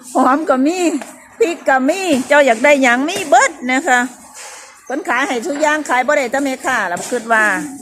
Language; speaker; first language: Thai; native; Thai